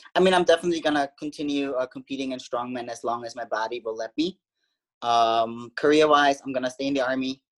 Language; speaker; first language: English; non-native, fluent; German